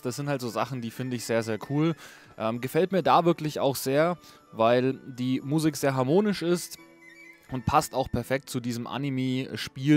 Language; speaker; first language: German; native; German